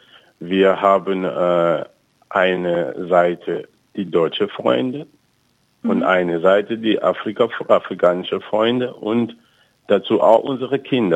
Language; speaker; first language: German; non-native, fluent; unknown